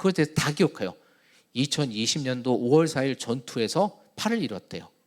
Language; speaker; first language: Korean; native; Korean